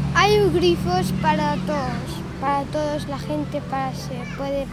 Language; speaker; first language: Spanish; non-native, learner; Arabic